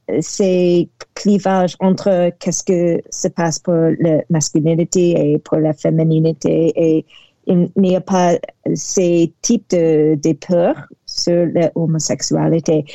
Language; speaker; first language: French; non-native, learner; English